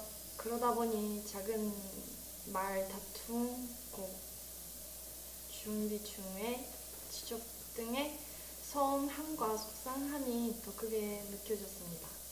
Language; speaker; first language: Korean; early bilingual, heritage; Korean